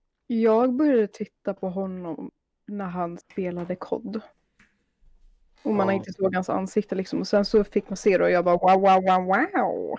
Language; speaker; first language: Swedish; native; Swedish